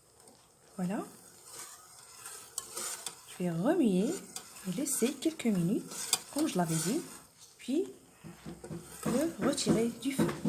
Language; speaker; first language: French; non-native, local second language; Arabic